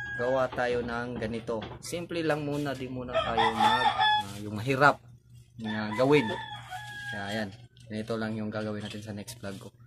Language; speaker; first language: Filipino; non-native, local second language; Cebuano